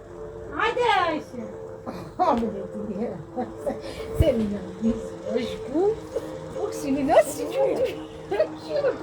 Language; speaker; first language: Turkish; native; Turkish